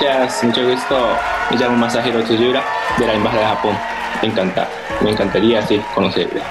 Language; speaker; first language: Spanish; non-native, fluent; Japanese